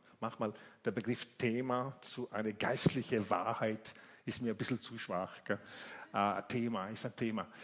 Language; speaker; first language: German; non-native, fluent; Italian